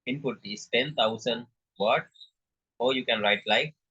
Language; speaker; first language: English; non-native, local second language; Sinhala